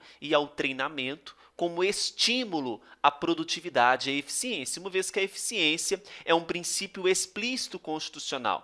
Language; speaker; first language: Portuguese; native; Portuguese